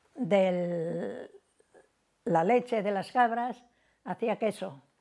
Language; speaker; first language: Spanish; native; Spanish